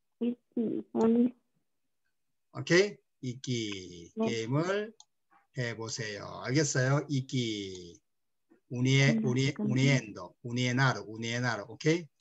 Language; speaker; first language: Korean; non-native, fluent; Spanish